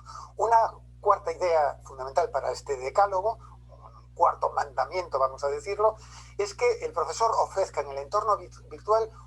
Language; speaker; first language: Spanish; native; Spanish